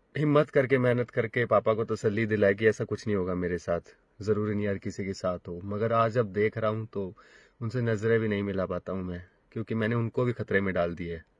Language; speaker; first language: Hindi; native; Hindi